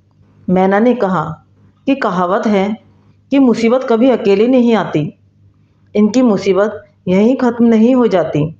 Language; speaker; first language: Hindi; native; Hindi